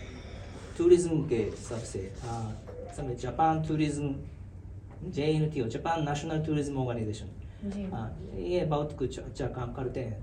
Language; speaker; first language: Hindi; non-native, fluent; Japanese